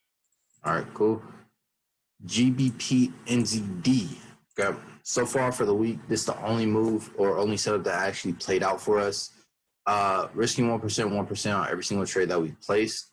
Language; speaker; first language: English; native; English